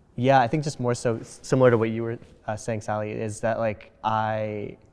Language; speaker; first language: English; early bilingual, other home language; Spanish